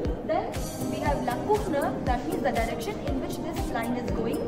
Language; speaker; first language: English; non-native, local second language; Hindi